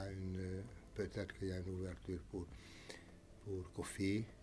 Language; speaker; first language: French; non-native, fluent; Romanian